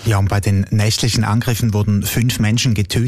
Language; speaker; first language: German; native; German